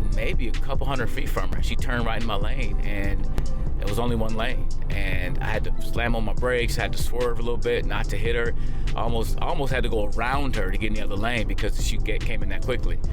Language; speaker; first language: English; native; English